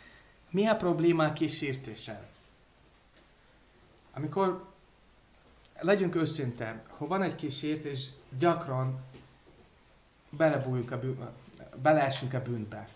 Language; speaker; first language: Hungarian; non-native, learner; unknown